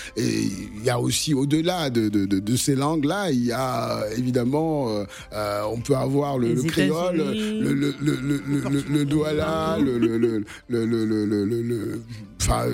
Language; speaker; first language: French; native; French